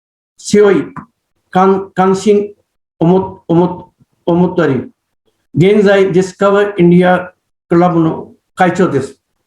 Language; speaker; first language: Japanese; non-native, learner; Hindi